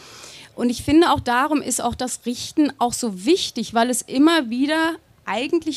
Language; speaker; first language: German; native; German